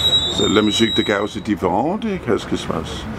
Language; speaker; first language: French; non-native, learner; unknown